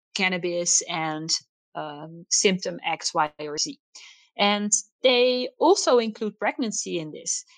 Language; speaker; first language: English; non-native, fluent; Dutch